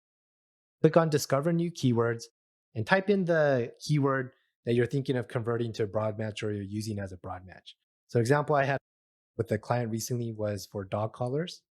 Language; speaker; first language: English; native; English